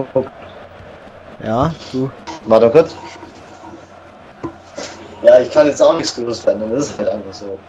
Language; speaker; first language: German; native; German